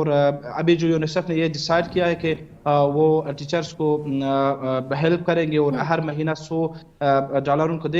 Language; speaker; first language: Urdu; non-native, fluent; Persian